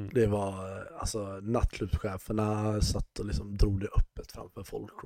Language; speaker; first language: Swedish; native; Swedish